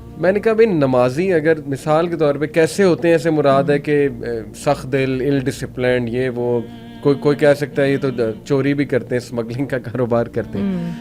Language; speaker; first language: Urdu; native; Urdu